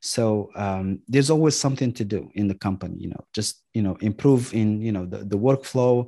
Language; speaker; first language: English; non-native, fluent; Arabic